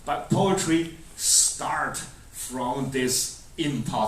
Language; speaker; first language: English; non-native, fluent; Chinese